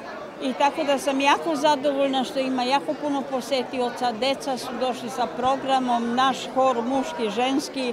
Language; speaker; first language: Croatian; non-native, local second language; Romanian